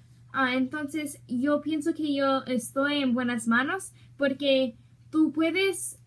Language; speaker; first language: Spanish; non-native, learner; English